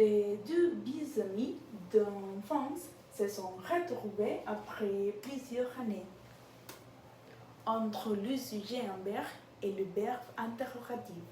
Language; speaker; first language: French; non-native, learner; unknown